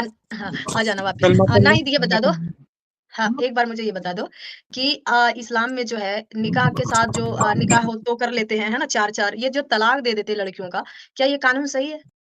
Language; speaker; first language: Hindi; native; Hindi